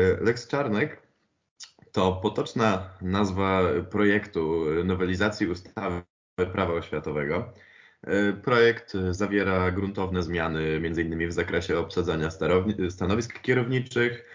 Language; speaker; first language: Polish; native; Polish